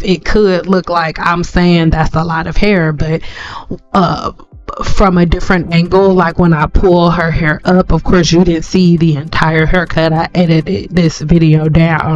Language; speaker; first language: English; native; English